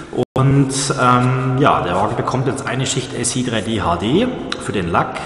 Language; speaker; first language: German; native; German